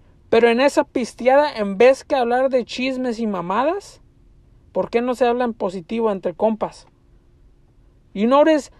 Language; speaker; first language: Spanish; early bilingual, heritage; Spanish